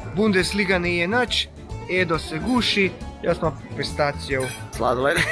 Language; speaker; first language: Slovenian; native; Slovenian